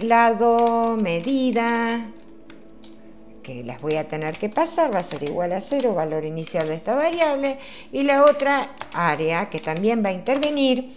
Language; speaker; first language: Spanish; native; Spanish